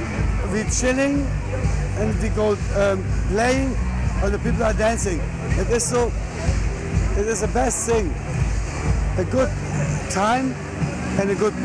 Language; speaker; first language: English; non-native, learner; German